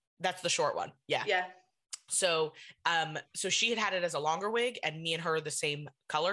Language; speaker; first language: English; native; English